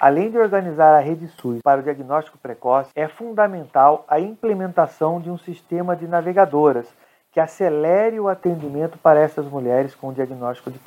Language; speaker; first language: Portuguese; native; Portuguese